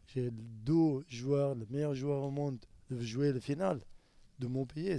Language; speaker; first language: French; non-native, learner; Arabic